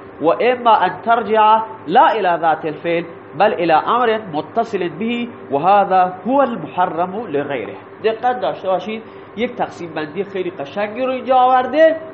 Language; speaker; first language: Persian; non-native, local second language; Baluchi